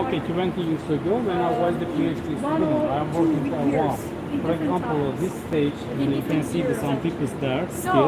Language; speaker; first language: English; non-native, fluent; Turkish